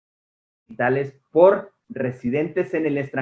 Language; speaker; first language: Spanish; native; Spanish